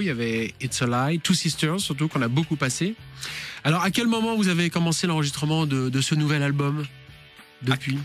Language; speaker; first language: French; native; French